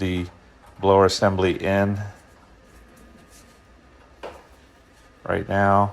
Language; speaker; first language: English; native; English